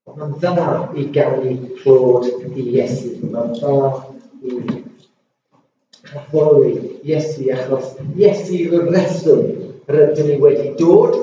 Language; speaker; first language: Welsh; non-native, local second language; English